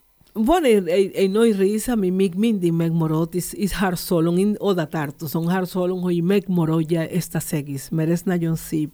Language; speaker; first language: Hungarian; non-native, fluent; Spanish